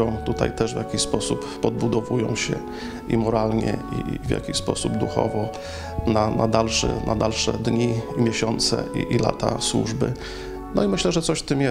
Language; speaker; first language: Polish; native; Polish